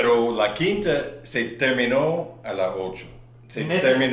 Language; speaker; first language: Spanish; non-native, learner; English